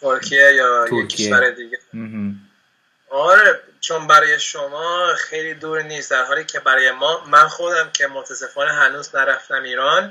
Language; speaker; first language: Persian; non-native, fluent; Spanish